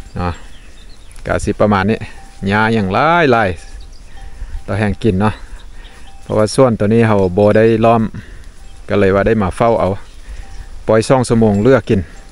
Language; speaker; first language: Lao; native; Lao